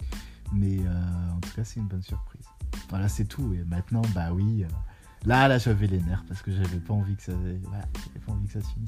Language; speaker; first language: French; native; French